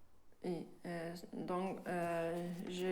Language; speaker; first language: French; non-native, fluent; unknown